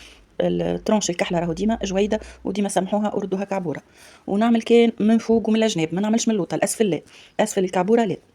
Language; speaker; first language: Arabic; native; Arabic